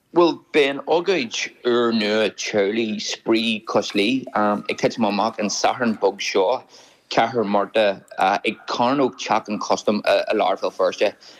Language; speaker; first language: Irish; non-native, local second language; English